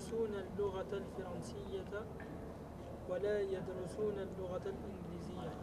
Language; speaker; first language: Arabic; non-native, learner; French